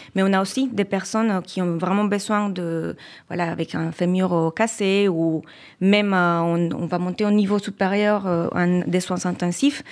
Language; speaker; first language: French; non-native, fluent; Spanish